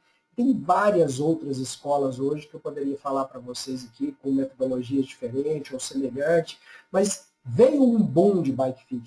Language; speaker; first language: Portuguese; native; Portuguese